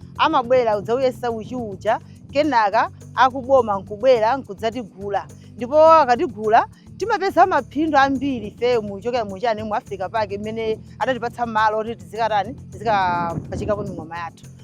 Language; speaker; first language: Nyanja; native; Nyanja